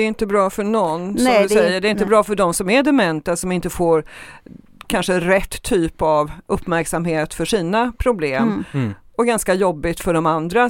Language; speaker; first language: Swedish; native; Swedish